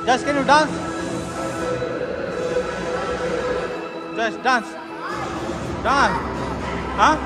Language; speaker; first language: English; non-native, local second language; Hindi